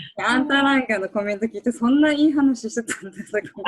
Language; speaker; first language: Japanese; native; Japanese